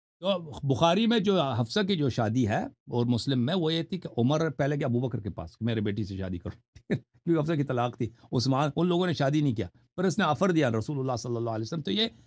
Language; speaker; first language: Urdu; non-native, fluent; Persian